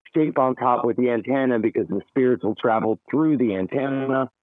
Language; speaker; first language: English; native; English